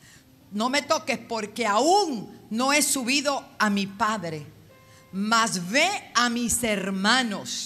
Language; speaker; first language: Spanish; native; Spanish